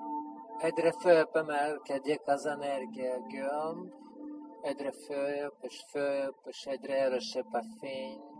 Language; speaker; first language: Hungarian; non-native, fluent; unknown